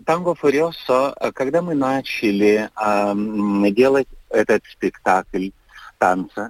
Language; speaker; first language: Russian; non-native, fluent; Lithuanian